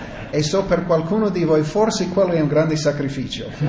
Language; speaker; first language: Italian; non-native, fluent; English